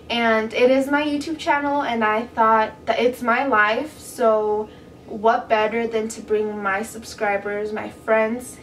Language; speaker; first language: English; native; English